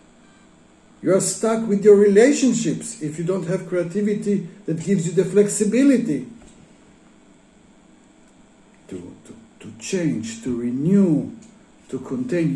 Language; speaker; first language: English; non-native, fluent; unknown